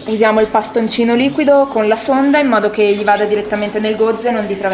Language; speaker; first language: Italian; native; Italian